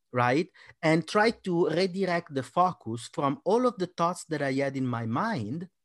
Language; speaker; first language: English; non-native, fluent; Italian